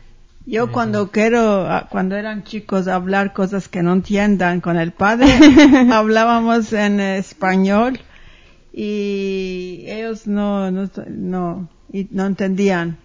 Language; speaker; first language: Spanish; early bilingual, heritage; Ladino